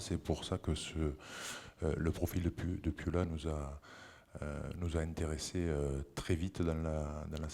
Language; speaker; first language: French; native; French